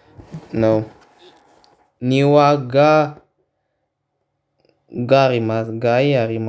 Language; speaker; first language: Japanese; non-native, learner; English